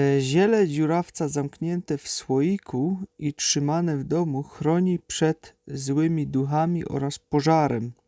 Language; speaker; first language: Polish; native; Polish